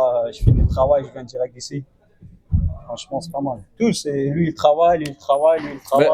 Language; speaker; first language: French; non-native, fluent; Persian